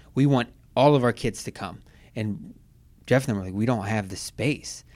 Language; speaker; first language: English; native; English